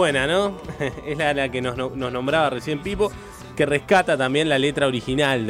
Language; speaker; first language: Spanish; native; Spanish